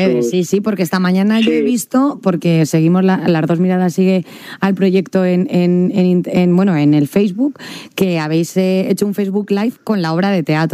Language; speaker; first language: Spanish; native; Spanish